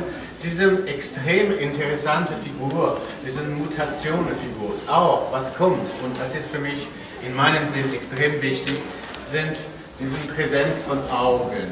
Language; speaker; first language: German; non-native, fluent; French